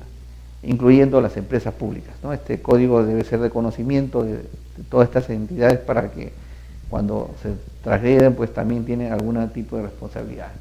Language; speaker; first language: Spanish; native; Spanish